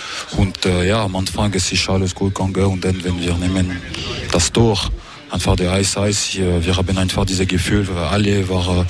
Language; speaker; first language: German; non-native, local second language; French